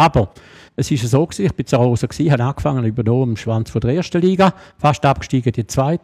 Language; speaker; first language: German; native; German